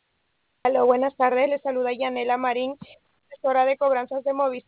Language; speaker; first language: Spanish; native; Spanish